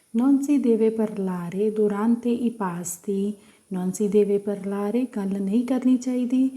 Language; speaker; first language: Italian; non-native, fluent; Punjabi